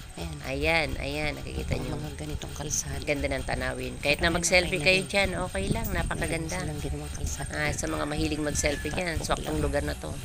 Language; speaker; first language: Filipino; non-native, local second language; Bikol